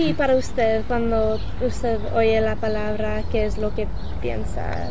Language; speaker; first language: Spanish; early bilingual, heritage; Spanish